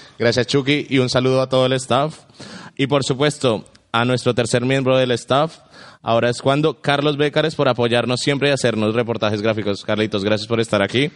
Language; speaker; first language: Spanish; native; Spanish